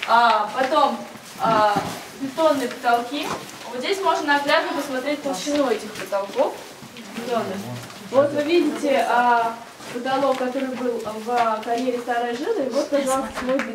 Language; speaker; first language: Russian; native; Russian